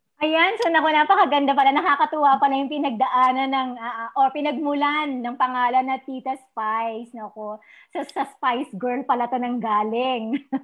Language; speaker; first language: Filipino; native; Filipino